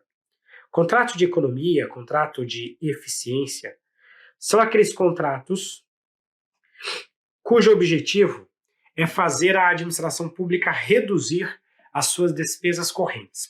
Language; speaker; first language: Portuguese; native; Portuguese